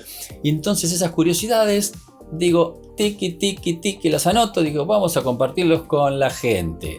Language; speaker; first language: Spanish; native; Spanish